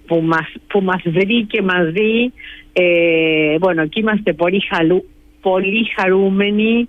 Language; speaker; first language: Greek; early bilingual, heritage; Greek